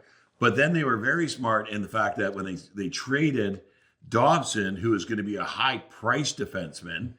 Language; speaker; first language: English; native; English